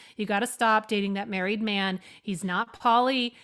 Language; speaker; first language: English; native; English